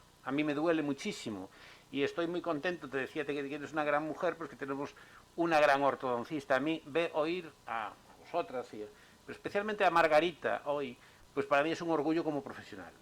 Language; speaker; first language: Spanish; native; Spanish